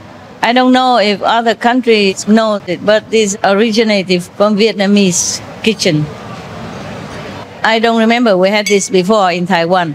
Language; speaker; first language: English; non-native, fluent; Vietnamese